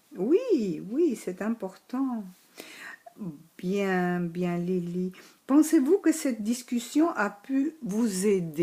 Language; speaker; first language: French; non-native, learner; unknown